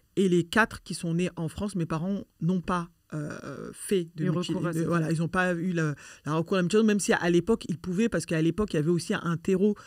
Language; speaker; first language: French; native; French